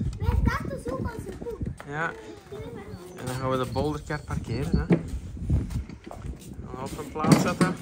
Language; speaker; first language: Dutch; native; Dutch